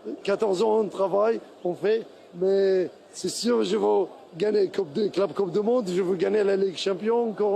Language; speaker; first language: French; non-native, learner; Arabic